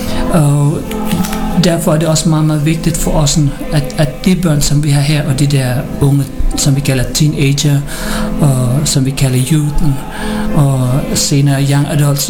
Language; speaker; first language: Danish; non-native, learner; Filipino